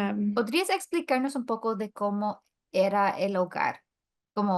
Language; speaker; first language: Spanish; non-native, fluent; English